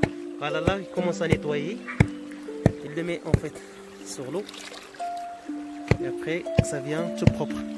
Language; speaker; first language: French; non-native, local second language; Arabic